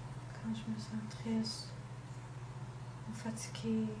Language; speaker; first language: French; non-native, local second language; English